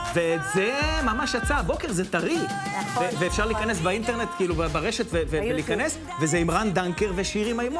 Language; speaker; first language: Hebrew; native; Hebrew